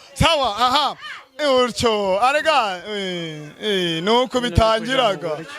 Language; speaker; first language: Kinyarwanda; native; Kinyarwanda